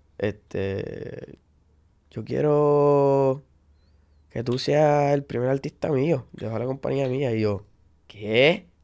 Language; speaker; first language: Spanish; native; Spanish